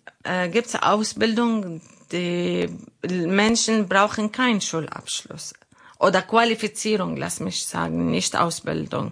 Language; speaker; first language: German; non-native, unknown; Arabic